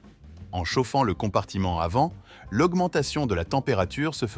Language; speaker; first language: French; native; French